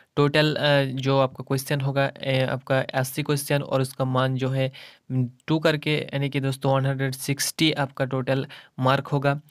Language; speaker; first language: Hindi; non-native, local second language; Bangla